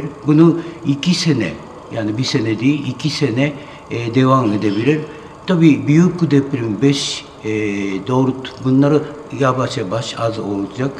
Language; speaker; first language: Turkish; non-native, fluent; Japanese